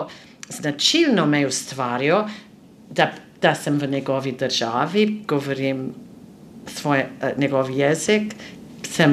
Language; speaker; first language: Slovenian; non-native, fluent; English